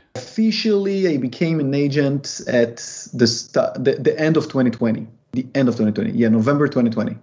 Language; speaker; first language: English; non-native, fluent; Hebrew